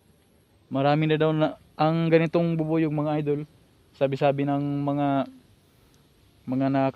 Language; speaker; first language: Filipino; native; Filipino